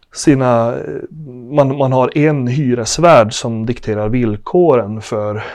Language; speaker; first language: Swedish; native; Swedish